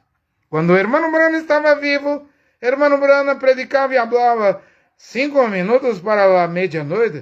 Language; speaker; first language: Spanish; non-native, learner; Portuguese